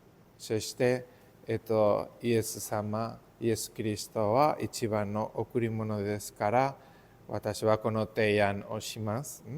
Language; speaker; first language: Japanese; non-native, learner; Spanish